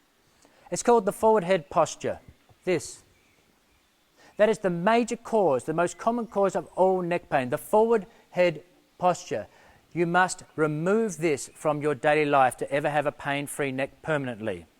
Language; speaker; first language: English; native; English